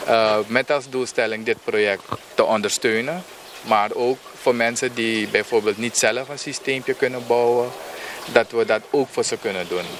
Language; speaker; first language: Dutch; non-native, local second language; Papiamento